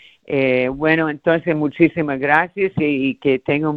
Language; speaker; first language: Spanish; early bilingual, heritage; Spanish